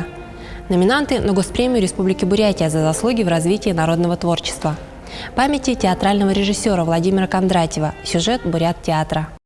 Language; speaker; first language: Russian; native; Russian